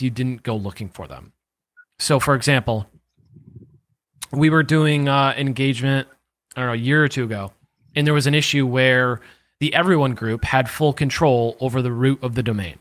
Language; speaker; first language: English; native; English